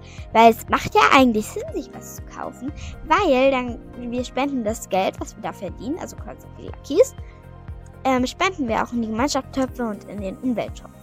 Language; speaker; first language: German; native; German